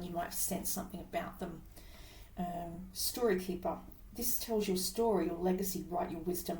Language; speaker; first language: English; native; English